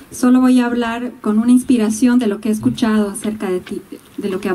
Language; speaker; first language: Spanish; native; Spanish